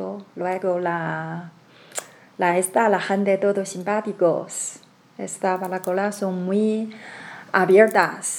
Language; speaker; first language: Spanish; non-native, learner; Chinese